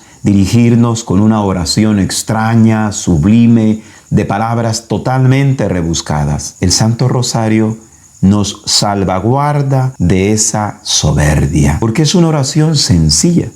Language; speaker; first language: Spanish; native; Spanish